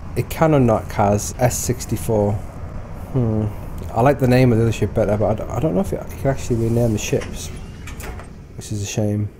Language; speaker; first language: English; native; English